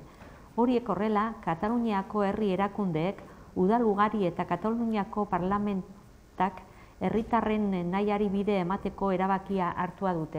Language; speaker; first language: Basque; native; Basque